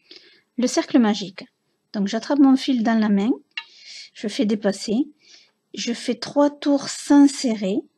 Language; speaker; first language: French; native; French